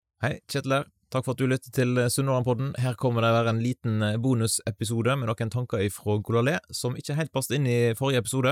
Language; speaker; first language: Norwegian; native; Norwegian